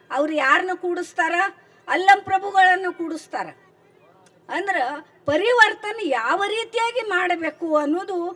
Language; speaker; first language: Kannada; non-native, local second language; Marathi